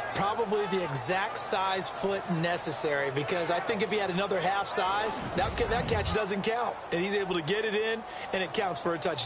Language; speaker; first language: English; native; English